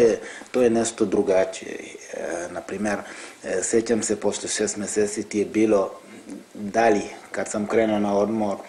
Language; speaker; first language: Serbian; non-native, fluent; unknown